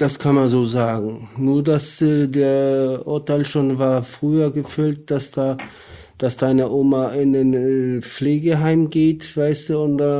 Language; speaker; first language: German; non-native, learner; Polish